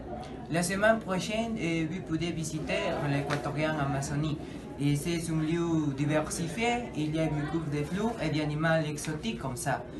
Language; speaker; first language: French; non-native, learner; Spanish